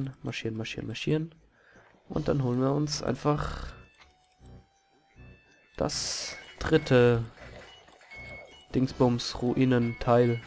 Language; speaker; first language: German; native; German